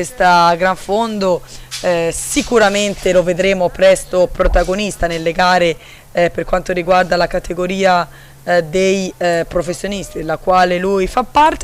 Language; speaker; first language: Italian; native; Italian